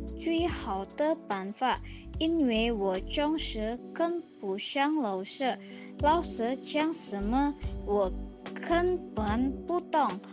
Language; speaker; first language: Chinese; non-native, learner; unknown